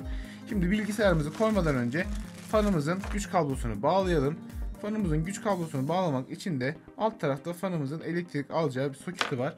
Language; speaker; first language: Turkish; native; Turkish